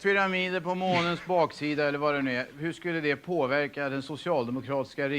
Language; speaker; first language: Swedish; native; Swedish